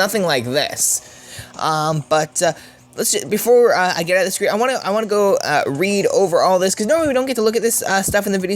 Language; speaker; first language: English; native; English